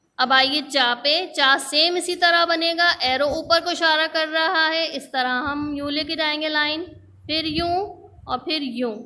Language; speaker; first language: Urdu; native; Urdu